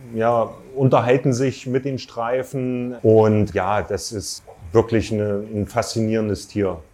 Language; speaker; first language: German; native; German